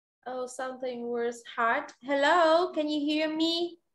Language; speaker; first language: English; non-native, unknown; Vietnamese